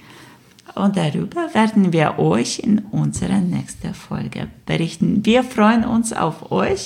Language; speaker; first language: German; non-native, fluent; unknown